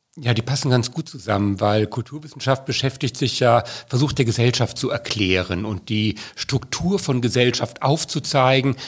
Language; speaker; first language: German; native; German